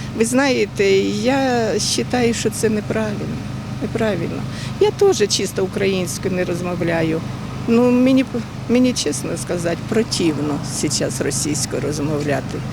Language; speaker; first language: Ukrainian; non-native, local second language; Russian